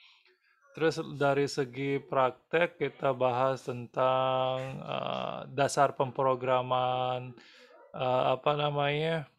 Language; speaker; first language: Indonesian; native; Indonesian